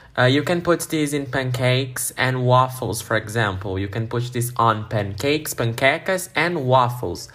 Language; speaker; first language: English; non-native, fluent; Portuguese